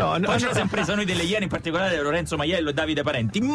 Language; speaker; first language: Italian; native; Italian